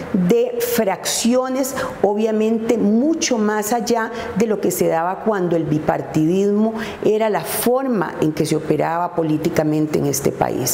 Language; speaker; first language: Spanish; native; Spanish